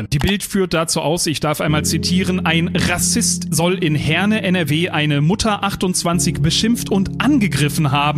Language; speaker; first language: German; native; German